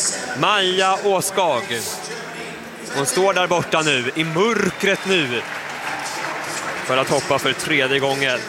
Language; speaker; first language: Swedish; native; Swedish